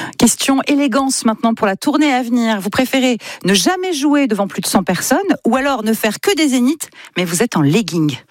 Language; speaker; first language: French; native; French